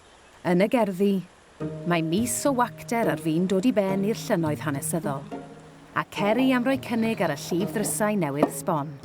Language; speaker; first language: Welsh; native; Welsh